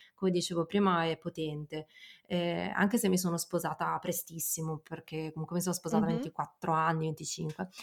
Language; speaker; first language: Italian; native; Italian